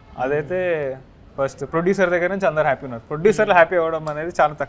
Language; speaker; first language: Telugu; native; Telugu